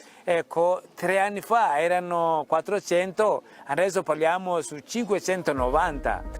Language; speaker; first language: Italian; non-native, fluent; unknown